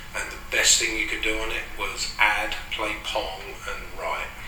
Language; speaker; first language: English; native; English